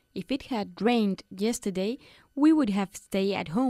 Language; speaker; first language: English; non-native, fluent; Spanish